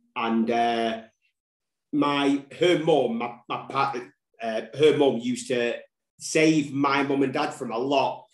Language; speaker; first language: English; native; English